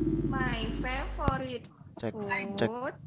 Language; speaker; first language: English; non-native, fluent; Indonesian